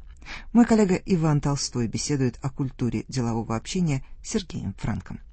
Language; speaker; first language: Russian; native; Russian